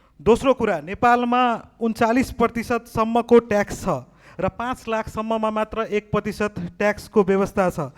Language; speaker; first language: Nepali; non-native, local second language; Maithili